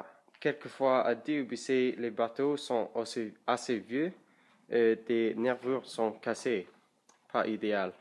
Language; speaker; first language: French; non-native, learner; English